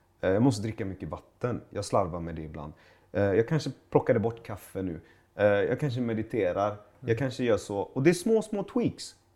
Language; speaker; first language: Swedish; early bilingual, other home language; Persian